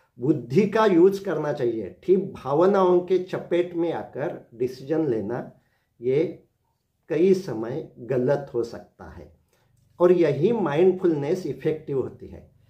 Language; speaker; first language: Hindi; non-native, local second language; Marathi